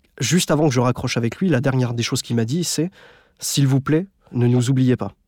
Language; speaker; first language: French; native; French